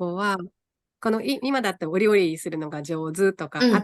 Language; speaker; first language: Japanese; native; Japanese